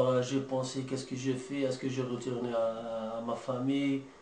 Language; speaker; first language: French; non-native, learner; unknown